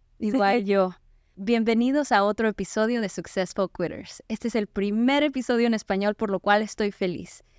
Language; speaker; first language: Spanish; native; Spanish